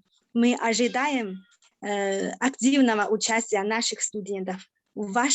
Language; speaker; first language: Russian; non-native, fluent; Chinese